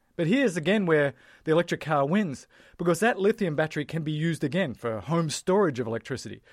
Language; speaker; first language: English; native; English